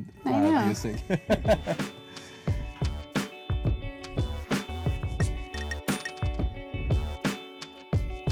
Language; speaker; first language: English; non-native, fluent; Spanish